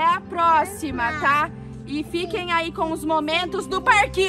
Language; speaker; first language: Portuguese; native; Portuguese